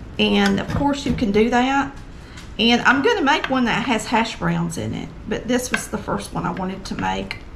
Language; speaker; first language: English; native; English